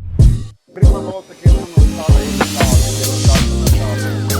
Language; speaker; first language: Italian; non-native, fluent; English